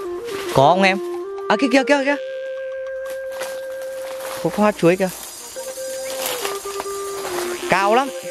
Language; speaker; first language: Vietnamese; native; Vietnamese